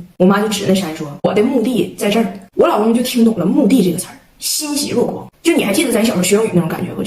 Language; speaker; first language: Chinese; native; Chinese